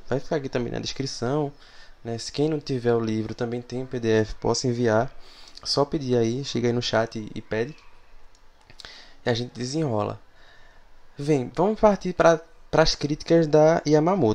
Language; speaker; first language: Portuguese; native; Portuguese